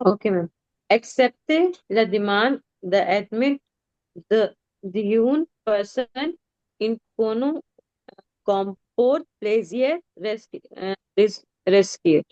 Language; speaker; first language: French; non-native, learner; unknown